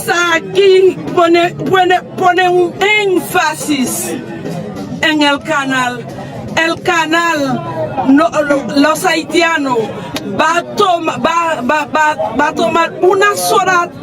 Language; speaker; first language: Spanish; non-native, fluent; Haitian Creole